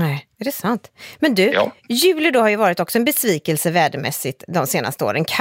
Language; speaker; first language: Swedish; native; Swedish